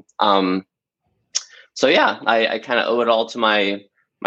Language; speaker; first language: English; native; English